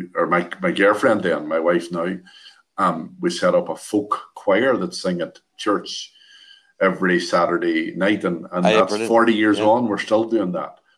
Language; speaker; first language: English; native; English